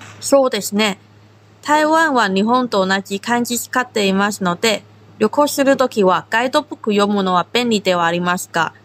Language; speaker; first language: Japanese; non-native, fluent; Korean